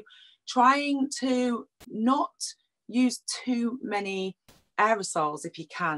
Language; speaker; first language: English; native; English